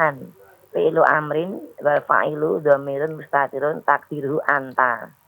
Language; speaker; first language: Arabic; non-native, learner; Indonesian